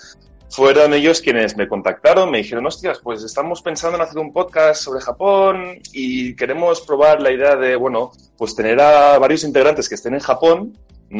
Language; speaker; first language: Spanish; native; Spanish